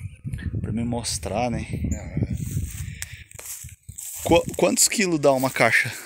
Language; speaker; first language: Portuguese; native; Portuguese